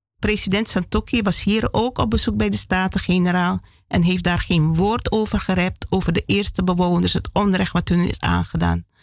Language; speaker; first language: Dutch; native; Dutch